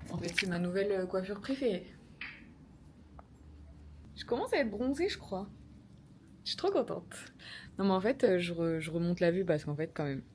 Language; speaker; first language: French; native; French